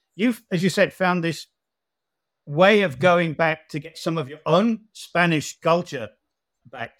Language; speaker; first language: English; native; English